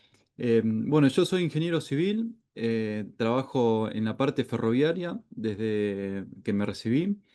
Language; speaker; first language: Spanish; native; Spanish